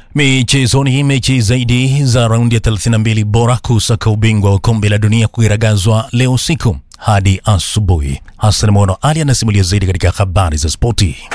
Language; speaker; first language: Swahili; native; Swahili